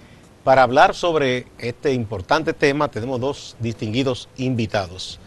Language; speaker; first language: Spanish; native; Spanish